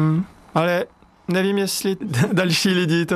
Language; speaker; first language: Czech; non-native, learner; French